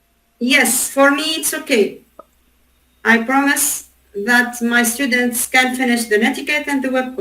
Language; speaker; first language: English; non-native, learner; Arabic